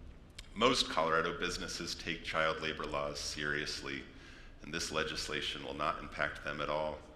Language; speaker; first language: English; native; English